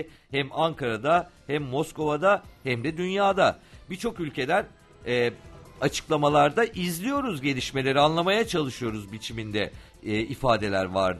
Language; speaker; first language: Turkish; native; Turkish